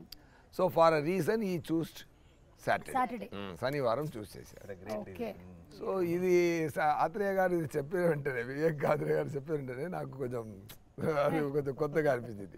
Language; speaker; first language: Telugu; non-native, fluent; Tamil